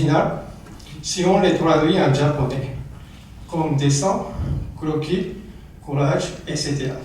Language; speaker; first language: French; non-native, learner; Japanese